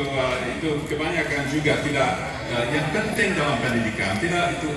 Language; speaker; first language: Indonesian; non-native, fluent; English